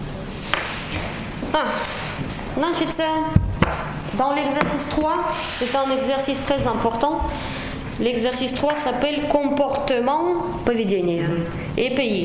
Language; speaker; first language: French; non-native, fluent; Russian